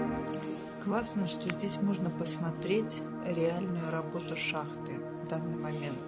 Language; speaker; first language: Russian; native; Russian